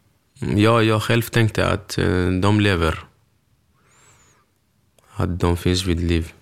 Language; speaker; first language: Swedish; early bilingual, other home language; Kurdish